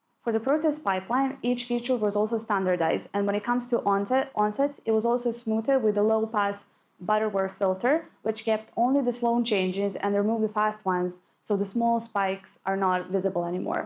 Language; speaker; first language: English; non-native, fluent; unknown